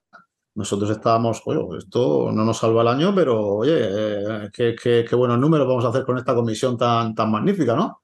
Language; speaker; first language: Spanish; native; Spanish